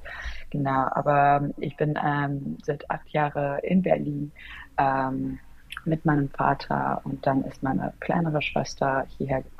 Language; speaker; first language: German; non-native, fluent; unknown